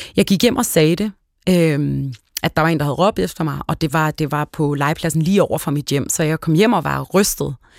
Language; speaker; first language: Danish; early bilingual, other home language; Arabic